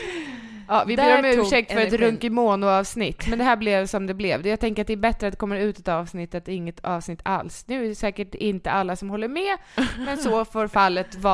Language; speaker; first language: Swedish; native; Swedish